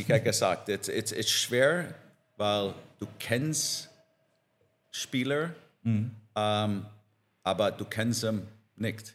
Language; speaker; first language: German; non-native, learner; English